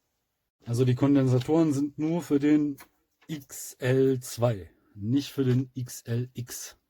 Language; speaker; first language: German; native; German